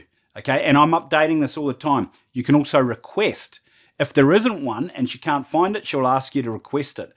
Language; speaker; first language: English; native; English